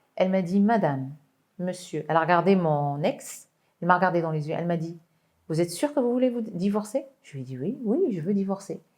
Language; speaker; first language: French; non-native, local second language; Arabic